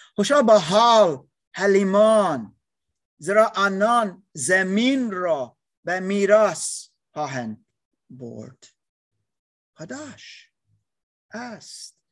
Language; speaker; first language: Persian; non-native, learner; English